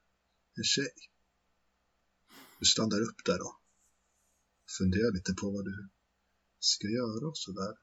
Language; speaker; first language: Swedish; native; Swedish